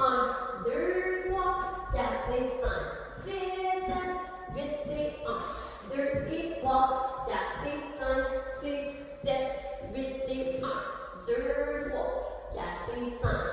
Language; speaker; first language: French; native; French